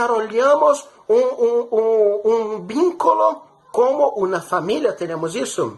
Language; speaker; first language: Spanish; non-native, fluent; Portuguese